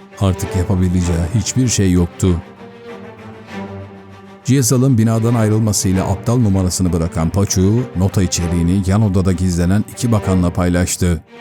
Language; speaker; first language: Turkish; native; Turkish